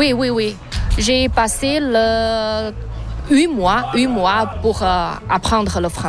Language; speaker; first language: French; non-native, learner; Chinese